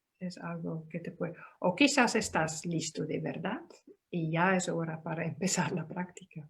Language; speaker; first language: Spanish; non-native, fluent; Dutch